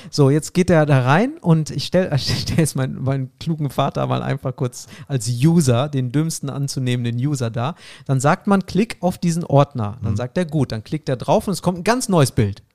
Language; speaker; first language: German; non-native, fluent; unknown